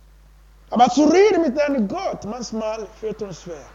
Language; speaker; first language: German; non-native, learner; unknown